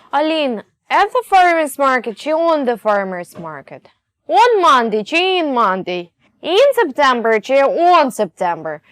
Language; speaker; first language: English; non-native, fluent; Ukrainian